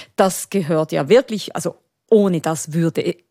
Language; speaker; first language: German; early bilingual, other home language; Spanish